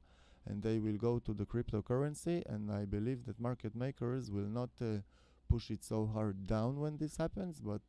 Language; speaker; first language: English; non-native, fluent; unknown